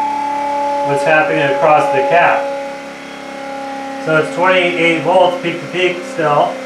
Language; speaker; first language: English; native; English